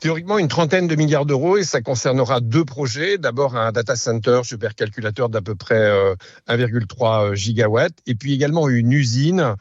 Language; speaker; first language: French; native; French